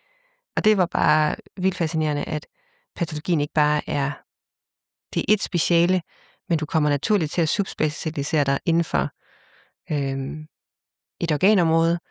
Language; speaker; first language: Danish; native; Danish